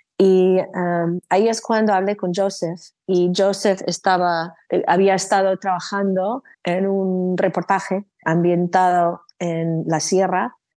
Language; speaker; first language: Spanish; non-native, fluent; English